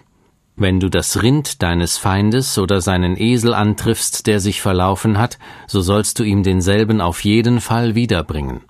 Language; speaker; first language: German; native; German